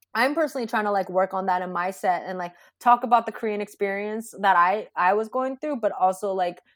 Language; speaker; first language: English; native; English